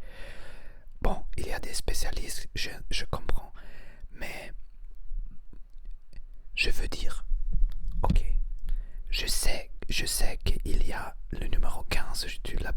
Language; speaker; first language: French; non-native, learner; Spanish